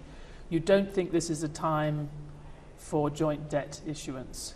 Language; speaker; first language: English; native; English